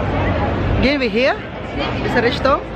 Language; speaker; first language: German; non-native, learner; Filipino